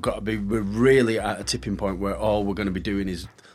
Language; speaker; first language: English; native; English